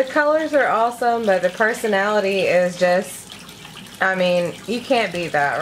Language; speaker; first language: English; native; English